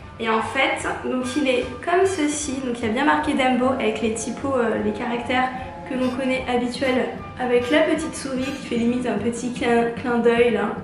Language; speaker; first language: French; early bilingual, other home language; Portuguese